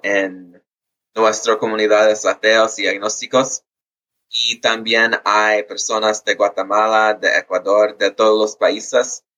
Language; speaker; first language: Spanish; early bilingual, heritage; English